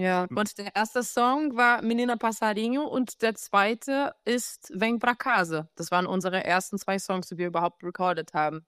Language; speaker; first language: German; non-native, fluent; Portuguese